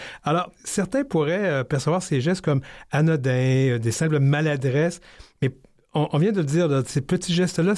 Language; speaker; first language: French; native; French